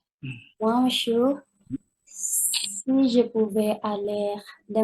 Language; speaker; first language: French; non-native, learner; Indonesian